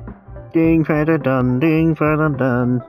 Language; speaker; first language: English; native; English